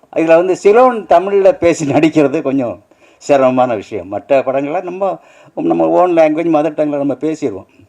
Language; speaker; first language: Tamil; native; Tamil